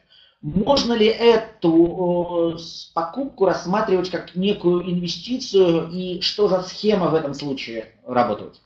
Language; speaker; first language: Russian; native; Russian